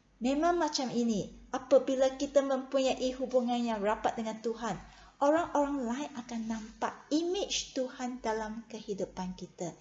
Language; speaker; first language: Malay; non-native, local second language; Chinese